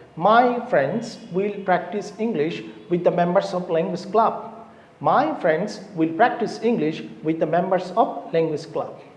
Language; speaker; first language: English; non-native, local second language; Bangla